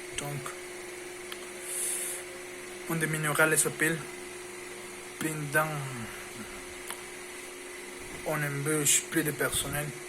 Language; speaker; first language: French; non-native, learner; Spanish